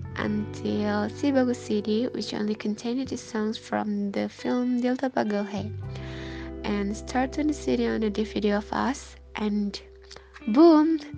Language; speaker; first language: English; non-native, fluent; Indonesian